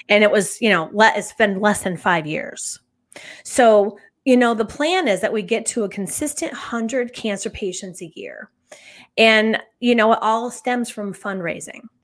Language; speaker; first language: English; native; English